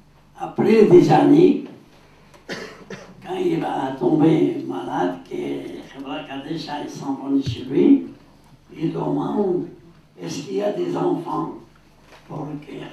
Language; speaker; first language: French; non-native, learner; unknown